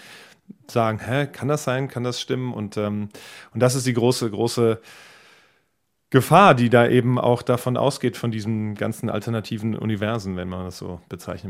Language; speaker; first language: German; native; German